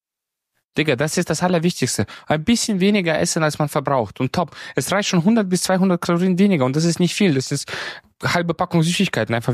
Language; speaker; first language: German; native; German